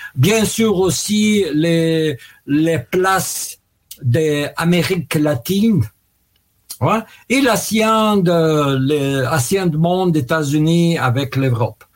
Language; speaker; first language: French; non-native, fluent; Russian